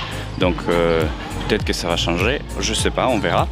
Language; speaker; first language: French; non-native, fluent; Spanish